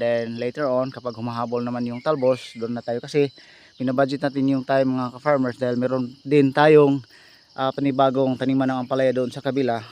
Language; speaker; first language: Filipino; non-native, local second language; Cebuano